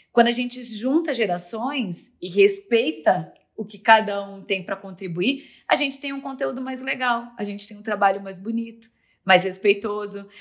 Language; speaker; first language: Portuguese; native; Portuguese